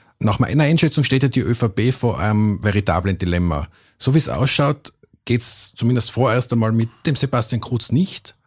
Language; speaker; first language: German; native; German